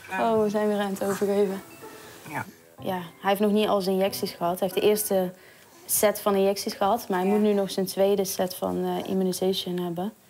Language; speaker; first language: Dutch; native; Dutch